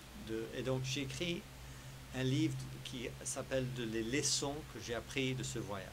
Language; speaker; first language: French; early bilingual, heritage; French